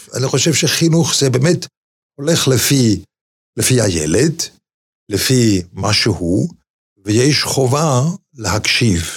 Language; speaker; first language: Hebrew; non-native, fluent; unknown